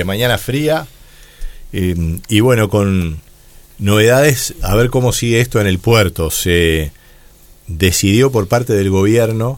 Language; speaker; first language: Spanish; native; Spanish